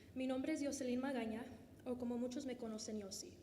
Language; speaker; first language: Spanish; early bilingual, heritage; Spanish